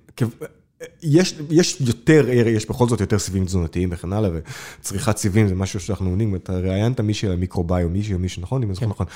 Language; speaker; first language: Hebrew; native; Hebrew